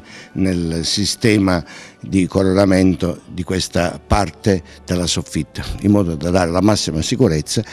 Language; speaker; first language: Italian; native; Italian